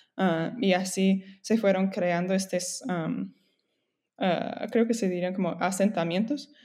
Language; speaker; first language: Spanish; non-native, fluent; English